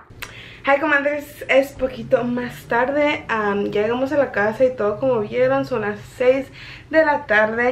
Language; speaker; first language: Spanish; early bilingual, heritage; Spanish